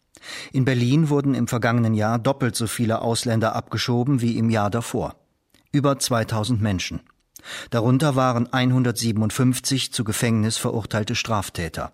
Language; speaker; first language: German; native; German